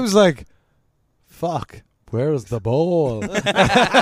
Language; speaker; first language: English; native; English